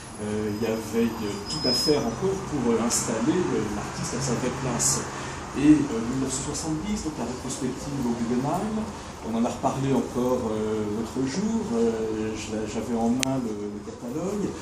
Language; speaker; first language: French; native; French